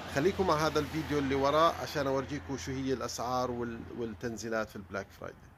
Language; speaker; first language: Arabic; native; Arabic